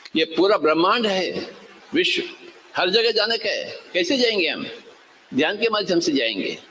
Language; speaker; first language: Hindi; non-native, local second language; Telugu